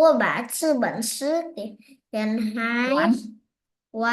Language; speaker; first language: Chinese; non-native, learner; Vietnamese